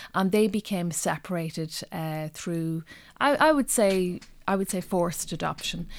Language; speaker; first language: English; non-native, local second language; Irish